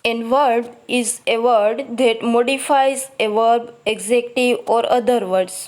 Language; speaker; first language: English; non-native, local second language; Gujarati